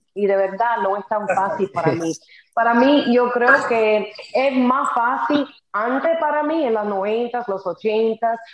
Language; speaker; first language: Spanish; early bilingual, heritage; Spanish